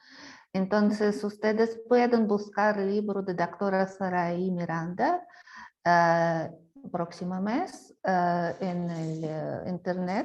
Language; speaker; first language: Spanish; non-native, fluent; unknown